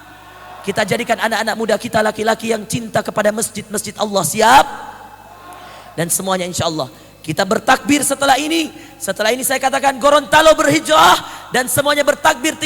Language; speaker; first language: Indonesian; native; Indonesian